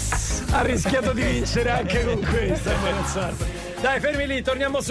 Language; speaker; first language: Italian; native; Italian